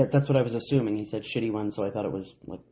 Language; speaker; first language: English; native; English